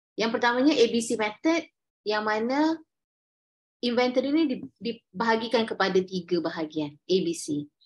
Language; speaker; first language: Malay; native; Malay